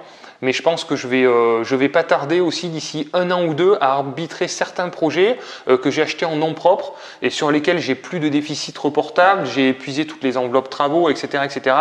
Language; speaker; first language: French; native; French